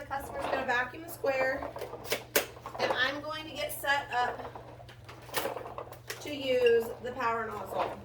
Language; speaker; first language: English; native; English